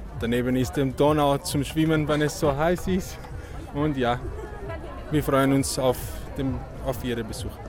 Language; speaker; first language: German; non-native, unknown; Portuguese